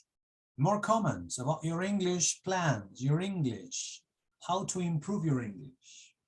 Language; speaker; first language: English; non-native, fluent; Spanish